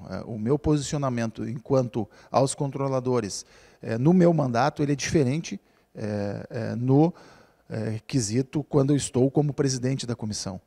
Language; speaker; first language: Portuguese; native; Portuguese